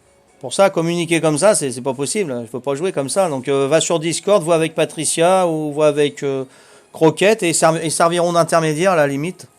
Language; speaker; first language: French; native; French